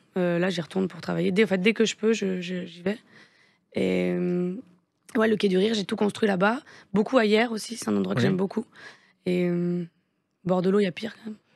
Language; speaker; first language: French; native; French